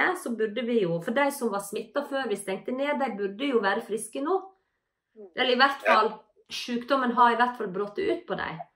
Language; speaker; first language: Norwegian; native; Norwegian